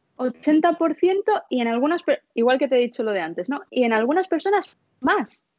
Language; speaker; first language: Spanish; early bilingual, other home language; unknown